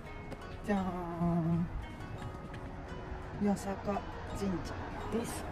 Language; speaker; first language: Japanese; native; Japanese